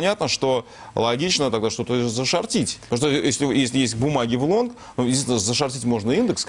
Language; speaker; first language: Russian; native; Russian